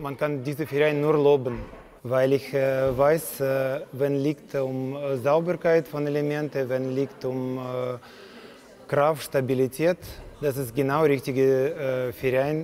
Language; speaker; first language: German; non-native, learner; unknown